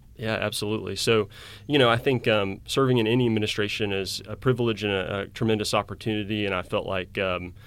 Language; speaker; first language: English; native; English